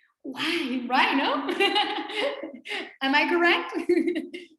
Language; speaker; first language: English; non-native, fluent; Spanish